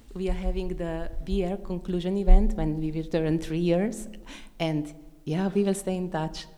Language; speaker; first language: English; non-native, fluent; Slovenian